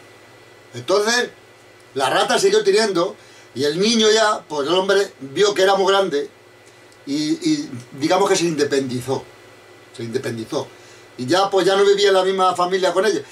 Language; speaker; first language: Spanish; native; Spanish